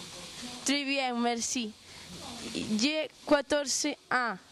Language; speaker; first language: French; non-native, learner; Spanish